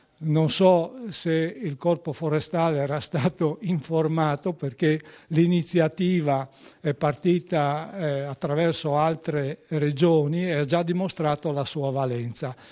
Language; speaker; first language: Italian; native; Italian